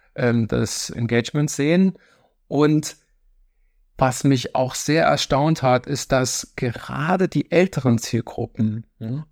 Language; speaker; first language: German; native; German